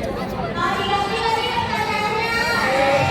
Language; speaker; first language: Indonesian; native; Indonesian